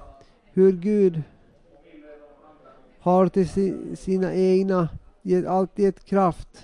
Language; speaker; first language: Swedish; non-native, local second language; Finnish